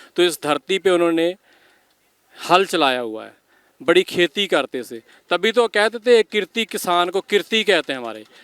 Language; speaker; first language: Hindi; non-native, local second language; Punjabi